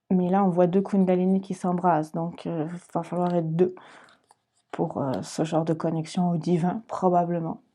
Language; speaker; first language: French; native; French